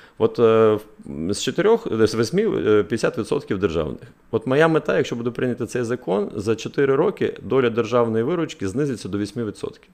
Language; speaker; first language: Ukrainian; native; Ukrainian